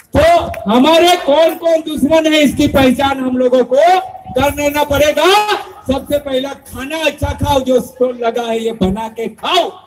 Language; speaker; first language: Hindi; non-native, local second language; Bhili